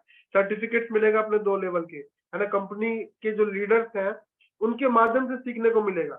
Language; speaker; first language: Hindi; native; Hindi